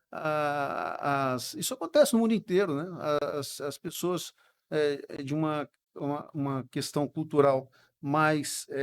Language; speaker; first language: Portuguese; native; Portuguese